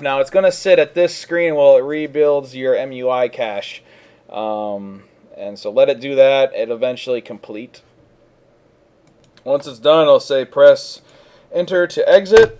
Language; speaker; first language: English; native; English